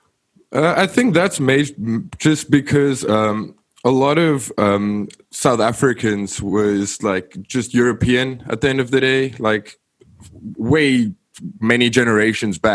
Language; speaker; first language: English; non-native, local second language; Afrikaans